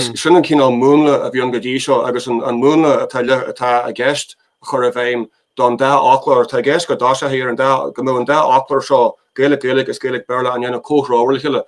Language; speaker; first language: Irish; native; Irish